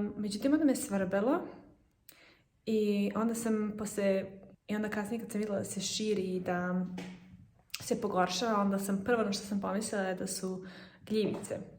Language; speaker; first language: Serbian; early bilingual, heritage; Serbian